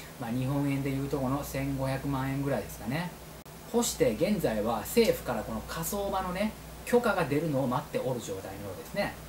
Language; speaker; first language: Japanese; native; Japanese